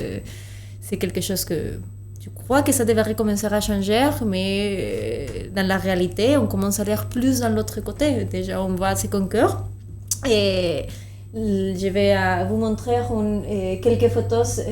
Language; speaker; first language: French; non-native, fluent; Spanish